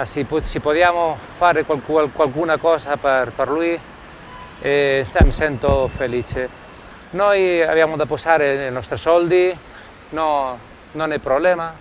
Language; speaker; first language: Italian; non-native, learner; Spanish